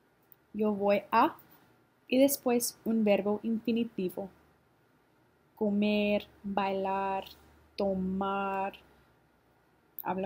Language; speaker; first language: Spanish; non-native, fluent; English